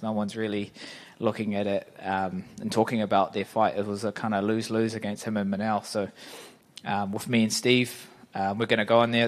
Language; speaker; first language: English; native; English